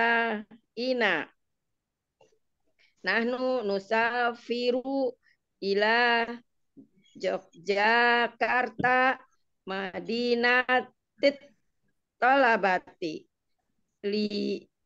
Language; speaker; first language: Arabic; non-native, learner; Indonesian